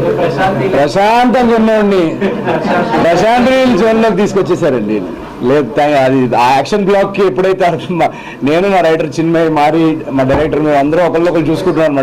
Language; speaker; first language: Telugu; native; Telugu